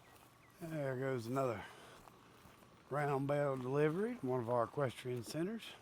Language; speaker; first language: English; native; English